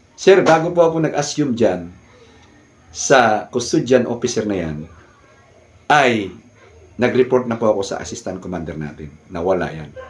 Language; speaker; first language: Filipino; non-native, local second language; Cebuano